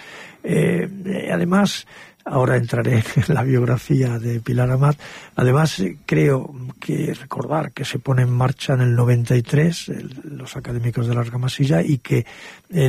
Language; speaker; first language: Spanish; native; Spanish